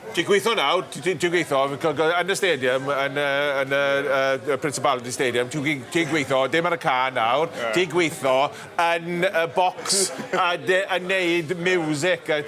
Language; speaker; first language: Welsh; non-native, learner; English